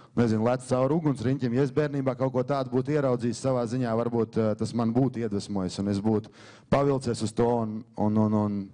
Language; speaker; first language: Latvian; native; Latvian